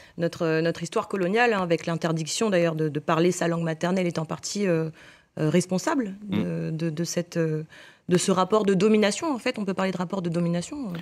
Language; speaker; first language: French; native; French